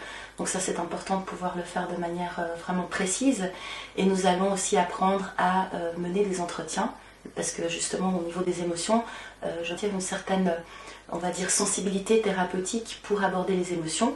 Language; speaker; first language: French; native; French